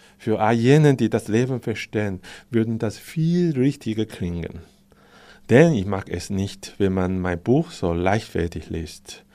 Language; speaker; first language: German; non-native, fluent; Chinese